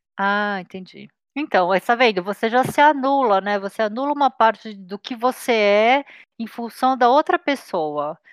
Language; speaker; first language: Portuguese; native; Portuguese